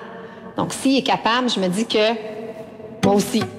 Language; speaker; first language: French; native; French